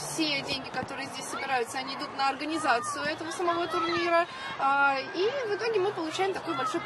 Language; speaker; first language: Russian; native; Russian